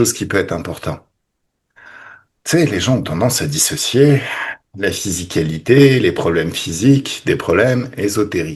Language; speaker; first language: French; native; French